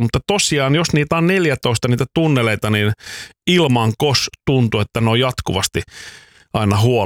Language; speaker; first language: Finnish; native; Finnish